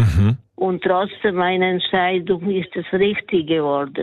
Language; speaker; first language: German; non-native, fluent; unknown